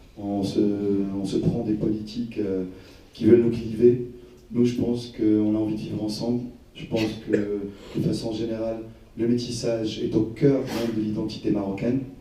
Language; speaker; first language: French; non-native, local second language; Arabic